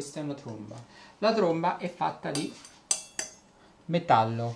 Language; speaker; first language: Italian; non-native, fluent; English